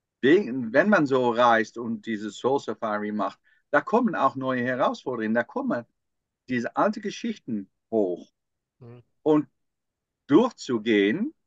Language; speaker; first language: German; non-native, fluent; Dutch